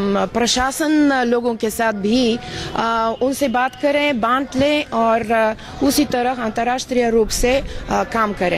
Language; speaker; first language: Hindi; non-native, fluent; Bulgarian